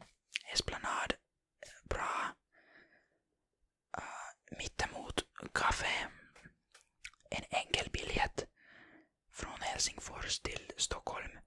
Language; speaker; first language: Swedish; non-native, learner; Finnish